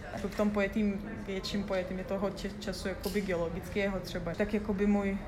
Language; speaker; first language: Czech; non-native, fluent; Lithuanian